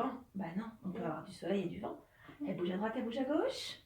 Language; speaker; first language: French; native; French